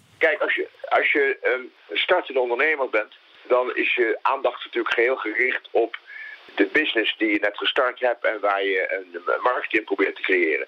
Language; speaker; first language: Dutch; native; Dutch